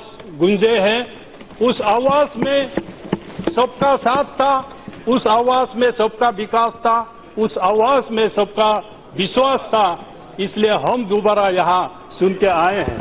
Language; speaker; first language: Hindi; non-native, local second language; Adi